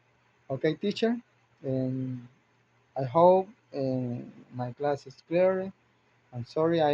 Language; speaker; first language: English; non-native, learner; Spanish